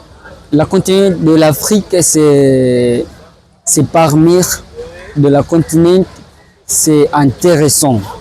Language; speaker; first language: French; non-native, learner; Swahili